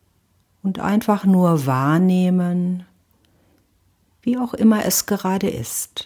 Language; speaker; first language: German; native; German